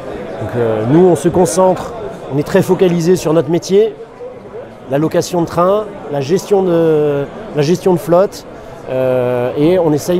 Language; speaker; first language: French; native; French